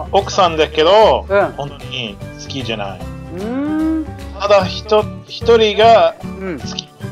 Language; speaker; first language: Japanese; non-native, fluent; English